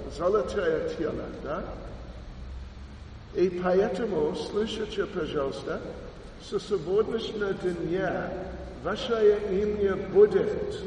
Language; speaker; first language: Russian; non-native, learner; English